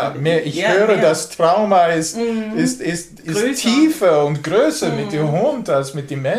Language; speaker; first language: German; non-native, learner; English